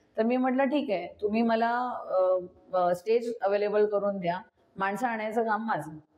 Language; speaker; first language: Marathi; non-native, local second language; Konkani